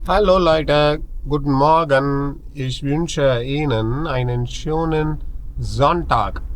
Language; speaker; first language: German; non-native, learner; Tamil